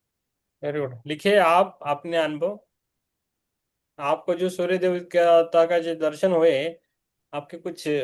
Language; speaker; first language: Hindi; native; Hindi